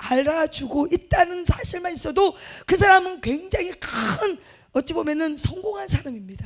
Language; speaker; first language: Korean; native; Korean